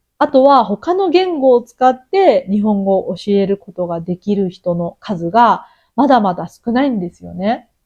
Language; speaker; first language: Japanese; native; Japanese